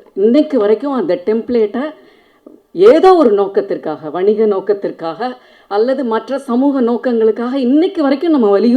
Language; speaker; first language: Tamil; native; Tamil